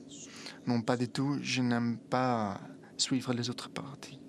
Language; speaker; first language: French; non-native, fluent; Italian